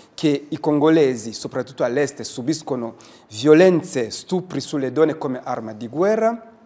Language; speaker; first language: Italian; non-native, fluent; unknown